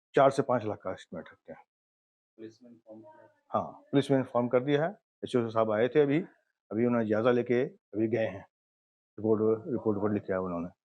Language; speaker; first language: Urdu; native; Urdu